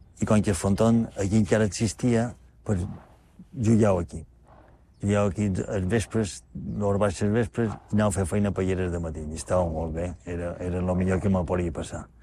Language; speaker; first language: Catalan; native; Catalan